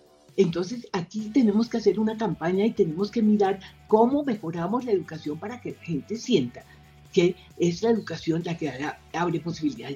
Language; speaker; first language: Spanish; native; Spanish